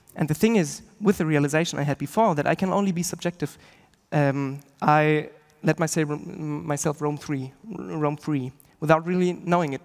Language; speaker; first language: English; non-native, fluent; German